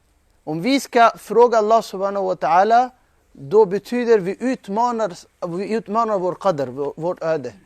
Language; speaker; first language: Swedish; non-native, fluent; Urdu